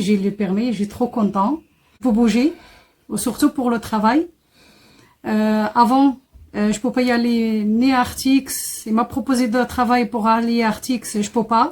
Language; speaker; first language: French; non-native, learner; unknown